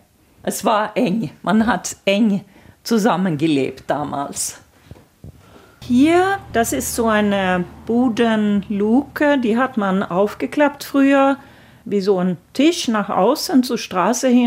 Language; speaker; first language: German; non-native, fluent; Swedish